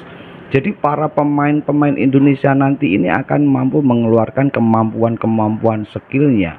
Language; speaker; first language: Indonesian; native; Indonesian